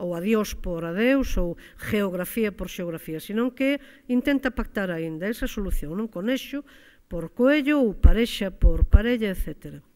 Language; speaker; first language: Galician; native; Galician